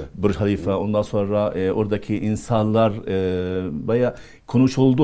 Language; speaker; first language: Turkish; non-native, fluent; Arabic